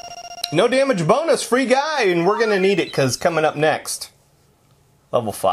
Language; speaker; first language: English; native; English